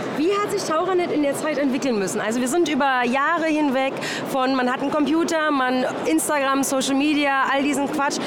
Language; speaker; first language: German; native; German